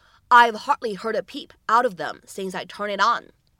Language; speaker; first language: English; non-native, fluent; Chinese